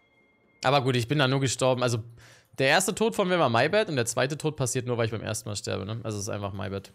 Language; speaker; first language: German; native; German